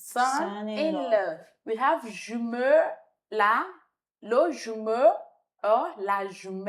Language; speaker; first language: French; non-native, fluent; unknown